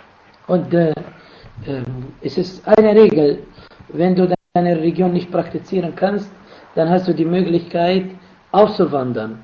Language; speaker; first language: German; non-native, fluent; Arabic